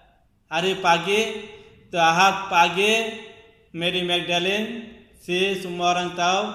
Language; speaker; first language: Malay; non-native, local second language; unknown